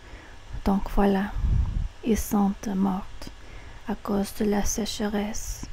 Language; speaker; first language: French; non-native, learner; English